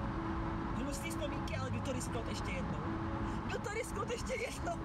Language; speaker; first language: Czech; native; Czech